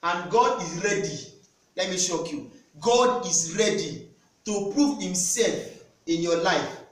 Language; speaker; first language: English; non-native, local second language; Yoruba